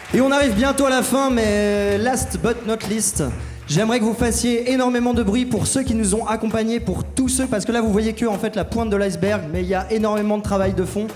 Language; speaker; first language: French; native; French